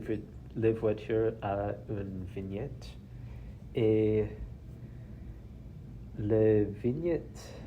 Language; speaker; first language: French; non-native, learner; English